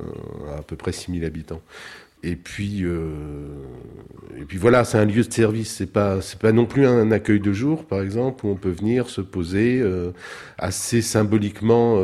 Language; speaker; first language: French; native; French